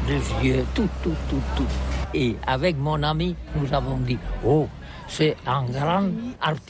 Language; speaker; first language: French; non-native, learner; Catalan